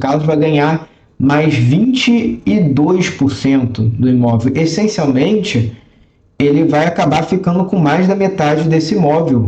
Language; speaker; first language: Portuguese; native; Portuguese